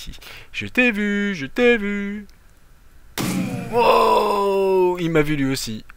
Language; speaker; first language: French; native; French